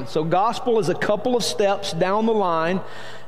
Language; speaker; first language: English; native; English